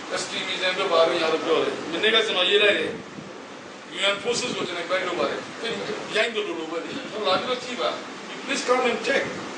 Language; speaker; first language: Burmese; non-native, local second language; Kachin